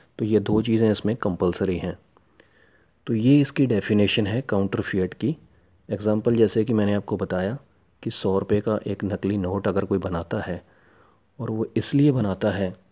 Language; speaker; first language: Hindi; non-native, local second language; Punjabi